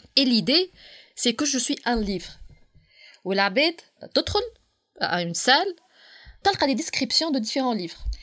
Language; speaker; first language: French; non-native, local second language; Arabic